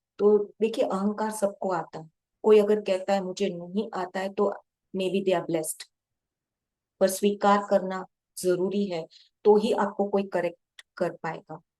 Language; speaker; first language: Hindi; non-native, local second language; Gujarati